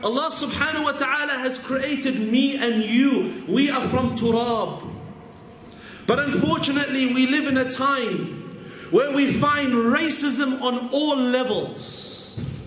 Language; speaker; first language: English; native; English